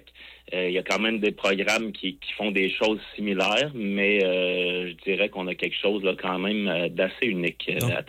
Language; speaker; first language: French; native; French